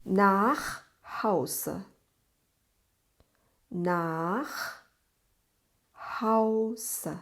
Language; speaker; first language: German; non-native, fluent; Thai